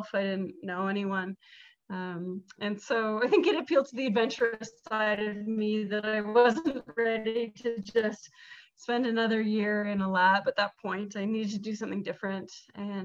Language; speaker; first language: English; native; English